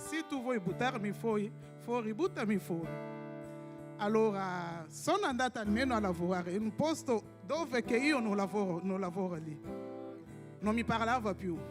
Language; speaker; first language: Italian; non-native, fluent; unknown